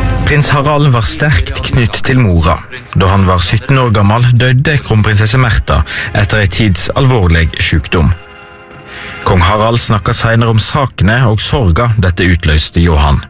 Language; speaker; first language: Norwegian; native; Norwegian